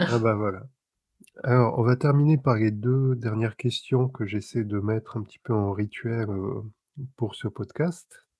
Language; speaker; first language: French; native; French